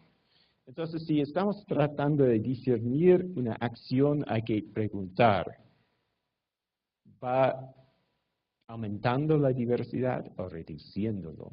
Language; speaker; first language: Spanish; non-native, fluent; English